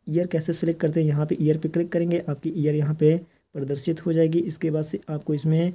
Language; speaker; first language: Hindi; native; Hindi